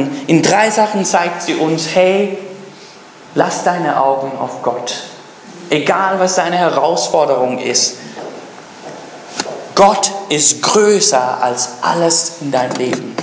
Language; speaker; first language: German; non-native, fluent; English